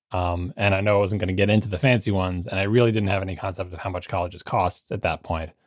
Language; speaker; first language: English; native; English